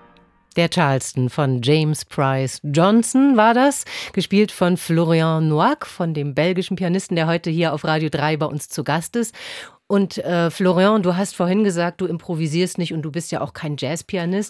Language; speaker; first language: German; native; German